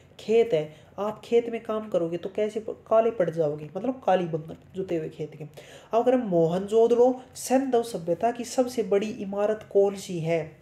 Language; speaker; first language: Hindi; native; Hindi